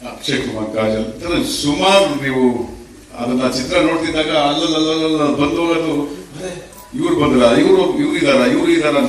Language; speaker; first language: Kannada; native; Kannada